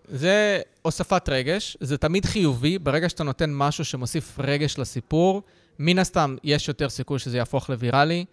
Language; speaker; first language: Hebrew; early bilingual, other home language; Russian